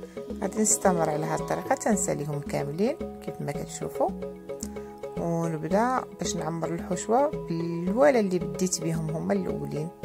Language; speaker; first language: Arabic; native; Arabic